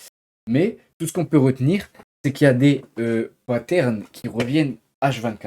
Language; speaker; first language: French; native; French